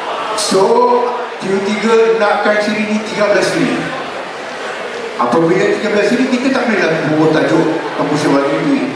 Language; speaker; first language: Malay; native; Malay